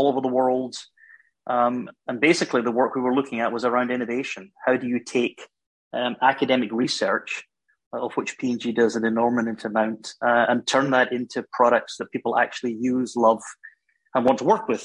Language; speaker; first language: English; native; English